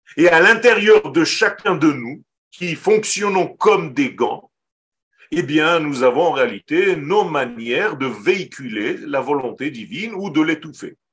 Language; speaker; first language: French; non-native, fluent; Hebrew